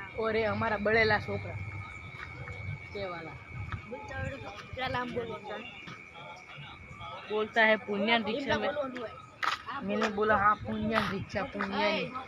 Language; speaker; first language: Hindi; non-native, local second language; Gujarati